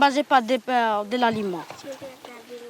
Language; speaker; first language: French; non-native, learner; Malagasy